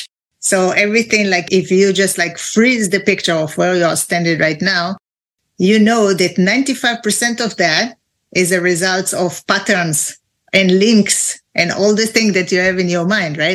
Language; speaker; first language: English; non-native, fluent; Hebrew